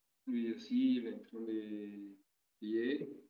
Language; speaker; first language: French; non-native, fluent; Italian